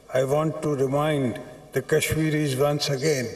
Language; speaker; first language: English; non-native, local second language; Sindhi